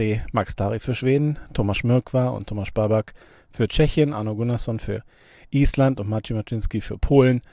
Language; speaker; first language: German; native; German